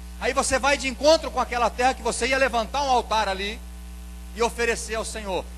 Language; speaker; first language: Portuguese; native; Portuguese